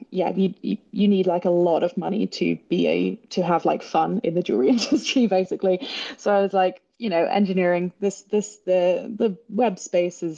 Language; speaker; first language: English; native; English